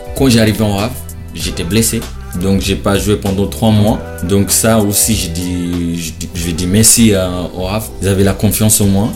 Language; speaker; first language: French; non-native, learner; Shona